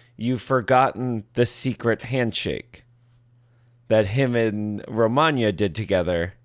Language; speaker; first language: English; native; English